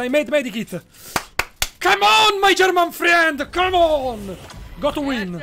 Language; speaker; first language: English; non-native, learner; Italian